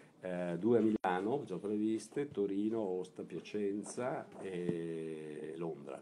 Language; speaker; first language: Italian; native; Italian